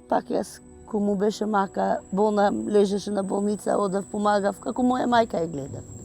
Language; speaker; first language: Macedonian; non-native, fluent; Albanian